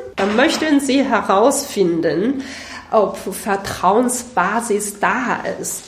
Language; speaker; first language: German; non-native, fluent; Chinese